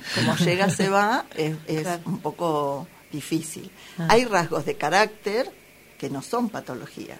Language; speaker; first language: Spanish; native; Spanish